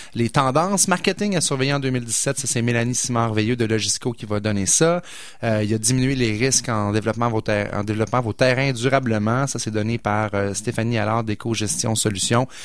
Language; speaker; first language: French; native; French